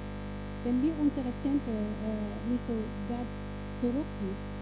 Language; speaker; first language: German; non-native, fluent; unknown